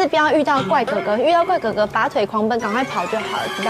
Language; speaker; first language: Chinese; native; Chinese